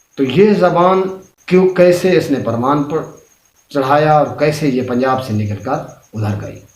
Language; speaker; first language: Urdu; non-native, local second language; Saraiki